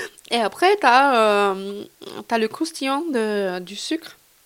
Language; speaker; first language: French; non-native, fluent; Hungarian